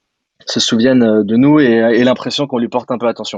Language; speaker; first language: French; native; French